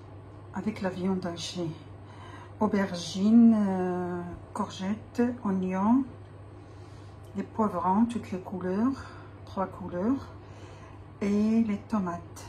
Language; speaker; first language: French; non-native, local second language; Arabic